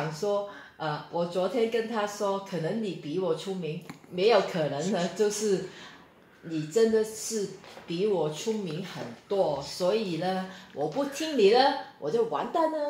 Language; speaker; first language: Chinese; non-native, local second language; Cantonese